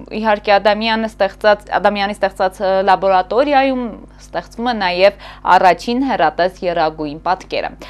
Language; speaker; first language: Armenian; native; Armenian